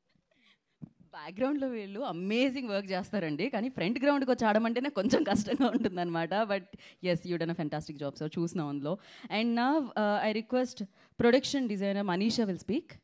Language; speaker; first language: Telugu; native; Telugu